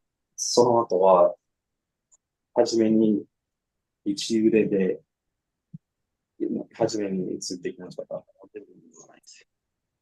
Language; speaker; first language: Japanese; non-native, learner; English